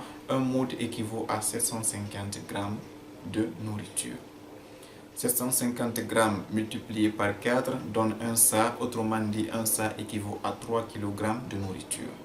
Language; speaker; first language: French; non-native, local second language; Fula